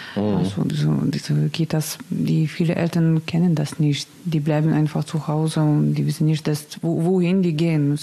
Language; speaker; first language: German; non-native, learner; Russian